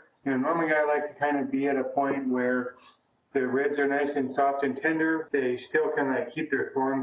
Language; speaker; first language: English; native; English